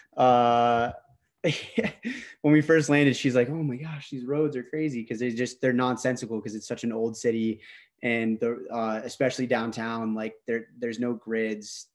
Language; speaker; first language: English; native; English